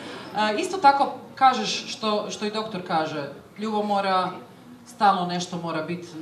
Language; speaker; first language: Croatian; native; Croatian